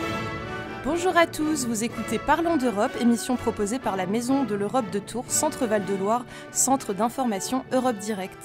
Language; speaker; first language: French; native; French